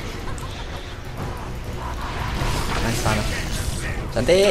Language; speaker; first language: Chinese; native; Chinese